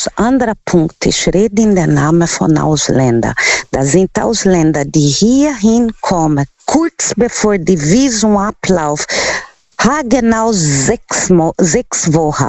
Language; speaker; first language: German; non-native, learner; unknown